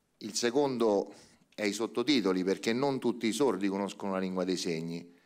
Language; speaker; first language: Italian; native; Italian